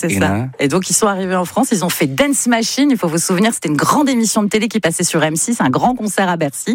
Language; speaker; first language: French; native; French